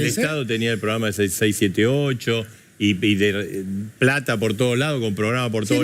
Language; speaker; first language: Spanish; native; Spanish